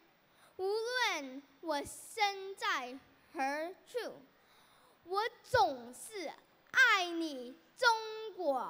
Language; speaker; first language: Chinese; early bilingual, heritage; Chinese